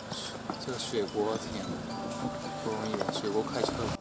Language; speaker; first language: Chinese; non-native, fluent; Japanese